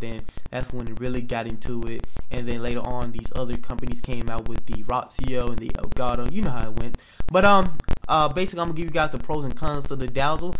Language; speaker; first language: English; native; English